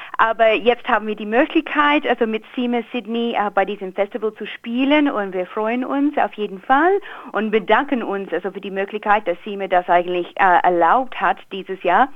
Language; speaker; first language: German; non-native, learner; English